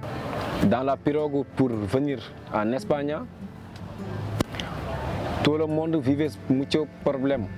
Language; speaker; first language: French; non-native, local second language; Wolof